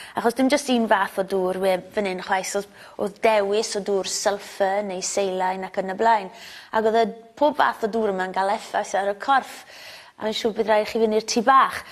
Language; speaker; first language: Welsh; native; Welsh